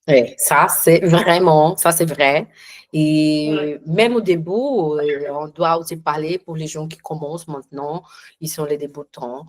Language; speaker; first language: French; non-native, learner; Portuguese